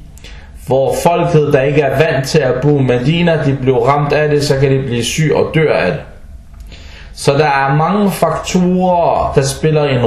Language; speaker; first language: Danish; non-native, fluent; Arabic